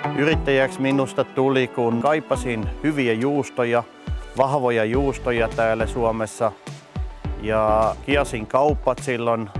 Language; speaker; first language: Finnish; non-native, fluent; German